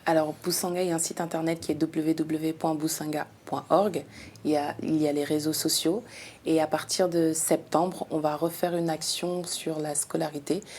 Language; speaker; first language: French; native; French